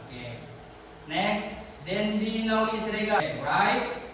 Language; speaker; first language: English; non-native, learner; Indonesian